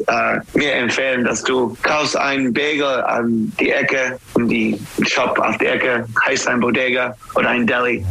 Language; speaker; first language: German; non-native, learner; English